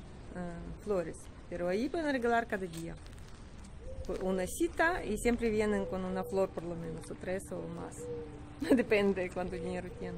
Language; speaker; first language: Spanish; non-native, learner; Russian